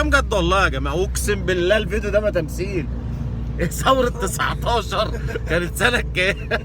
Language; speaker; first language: Arabic; native; Arabic